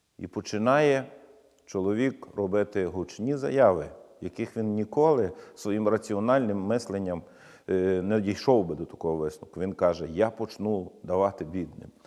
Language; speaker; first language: Ukrainian; native; Ukrainian